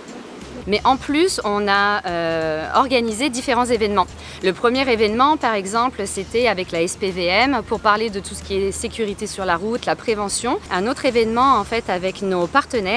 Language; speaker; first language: French; native; French